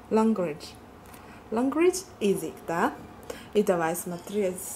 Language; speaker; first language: Russian; non-native, learner; Chinese